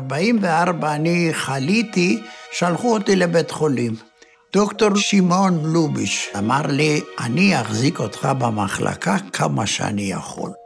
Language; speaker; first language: Hebrew; non-native, fluent; Ladino